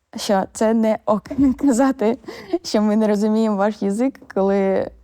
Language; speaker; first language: Ukrainian; native; Ukrainian